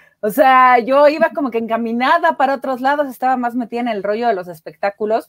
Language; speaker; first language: Spanish; native; Spanish